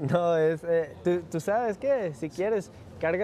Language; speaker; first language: Spanish; early bilingual, heritage; English